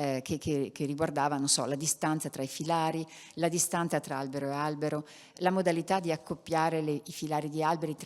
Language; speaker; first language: Italian; native; Italian